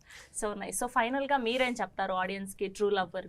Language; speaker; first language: Telugu; native; Telugu